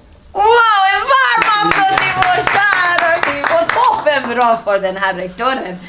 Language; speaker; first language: Swedish; non-native, fluent; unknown